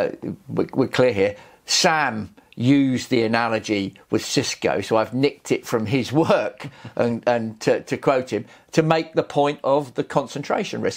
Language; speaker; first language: English; native; English